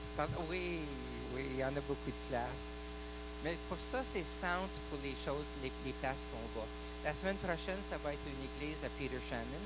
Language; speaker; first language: French; non-native, local second language; English